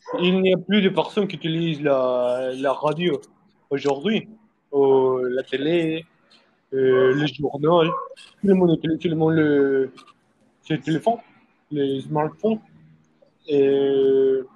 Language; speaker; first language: French; non-native, learner; Spanish